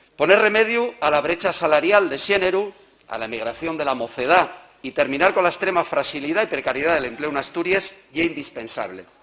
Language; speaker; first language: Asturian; non-native, local second language; Spanish